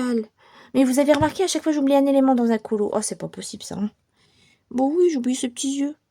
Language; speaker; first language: French; native; French